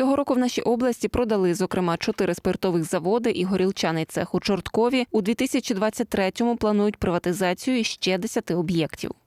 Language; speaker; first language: Ukrainian; native; Ukrainian